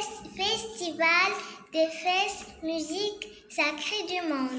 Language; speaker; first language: French; non-native, learner; Arabic